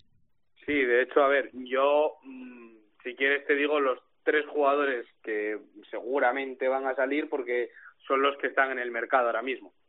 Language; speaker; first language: Spanish; native; Spanish